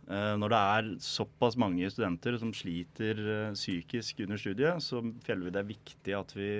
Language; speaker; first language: Norwegian; native; Norwegian